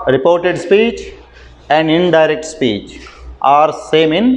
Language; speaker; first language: English; non-native, local second language; Kannada